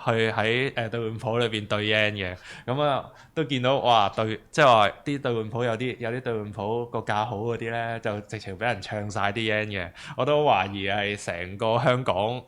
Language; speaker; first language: Cantonese; native; Cantonese